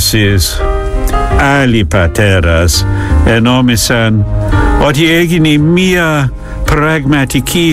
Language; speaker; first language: Greek; non-native, fluent; English